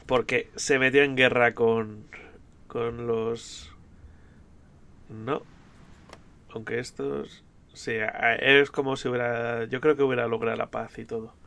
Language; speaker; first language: Spanish; native; Spanish